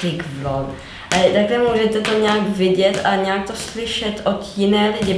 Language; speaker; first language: Czech; non-native, learner; French